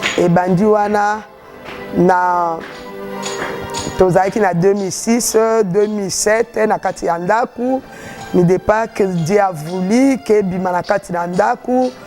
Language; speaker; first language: Lingala; non-native, local second language; Kongo